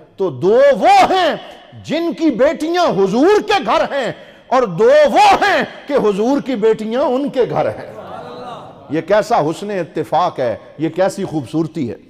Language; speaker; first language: Urdu; non-native, local second language; Punjabi